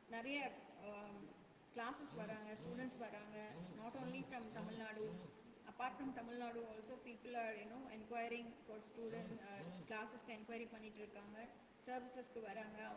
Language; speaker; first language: Tamil; native; Tamil